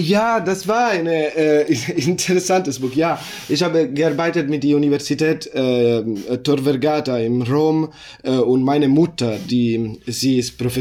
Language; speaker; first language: German; non-native, learner; Italian